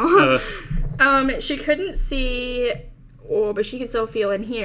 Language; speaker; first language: English; native; English